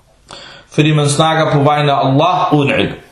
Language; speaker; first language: Danish; early bilingual, other home language; Arabic